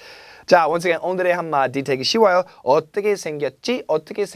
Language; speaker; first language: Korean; non-native, fluent; English